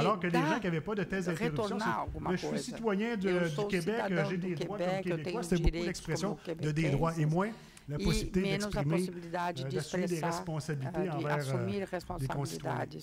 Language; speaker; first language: French; native; French